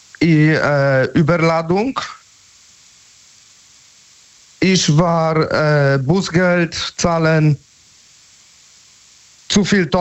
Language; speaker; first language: German; non-native, learner; Polish